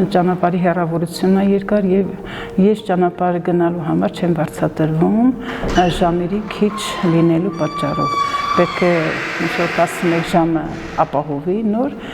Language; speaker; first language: Armenian; non-native, local second language; Kurdish